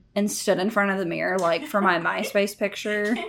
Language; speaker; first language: English; native; English